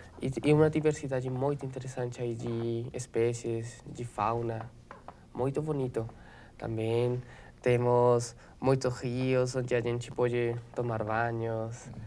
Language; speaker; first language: Portuguese; non-native, learner; Spanish